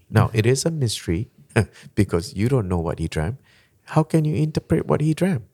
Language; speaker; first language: English; non-native, local second language; Malay